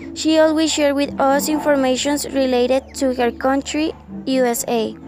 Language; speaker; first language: English; non-native, fluent; Spanish